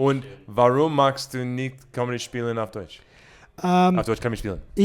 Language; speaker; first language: German; non-native, learner; English